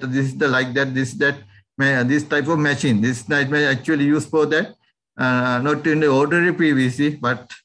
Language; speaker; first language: English; non-native, local second language; Sinhala